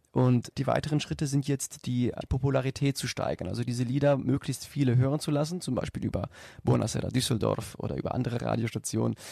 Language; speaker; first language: German; native; German